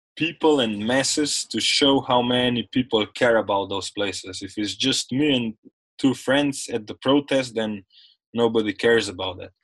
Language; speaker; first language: English; non-native, fluent; Slovenian